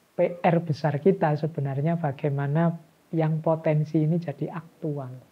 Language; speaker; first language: Indonesian; non-native, local second language; Javanese